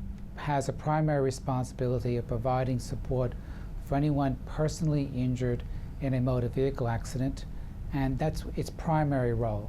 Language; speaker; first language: English; native; English